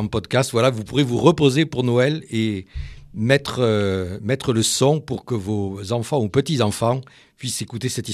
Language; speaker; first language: French; native; French